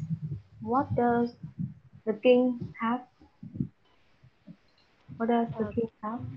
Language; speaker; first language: English; non-native, fluent; Vietnamese